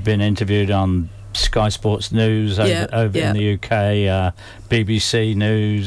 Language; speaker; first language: English; native; English